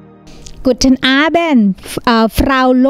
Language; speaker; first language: German; non-native, learner; Thai